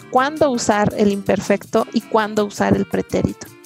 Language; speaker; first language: Spanish; native; Spanish